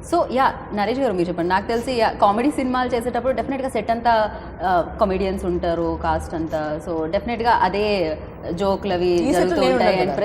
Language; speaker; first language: Telugu; native; Telugu